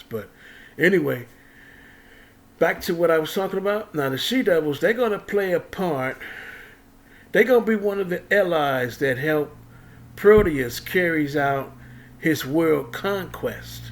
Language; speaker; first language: English; native; English